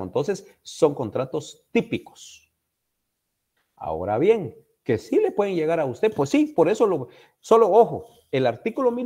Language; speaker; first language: Spanish; native; Spanish